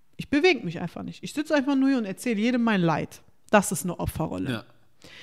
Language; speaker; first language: German; early bilingual, other home language; Turkish